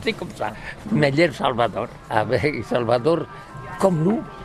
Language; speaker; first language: French; non-native, learner; Catalan